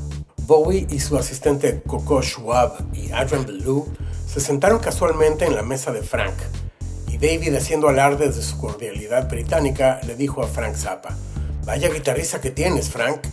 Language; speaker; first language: Spanish; native; Spanish